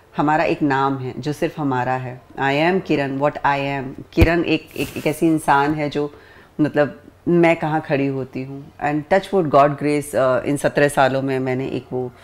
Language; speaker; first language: Hindi; native; Hindi